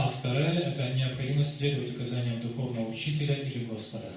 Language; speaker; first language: Russian; native; Russian